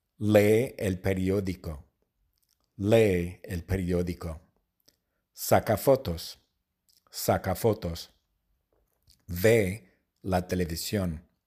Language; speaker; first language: Spanish; non-native, fluent; English